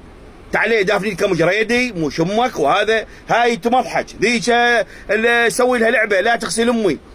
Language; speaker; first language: Arabic; native; Arabic